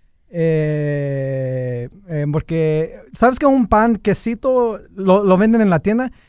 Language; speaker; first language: Spanish; non-native, learner; English